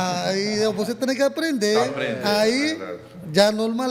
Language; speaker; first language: Portuguese; non-native, learner; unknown